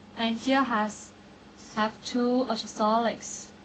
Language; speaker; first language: English; non-native, learner; Chinese